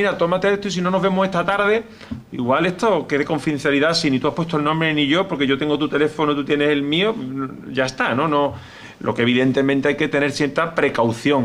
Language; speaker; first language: Spanish; native; Spanish